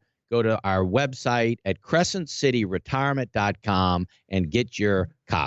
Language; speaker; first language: English; native; English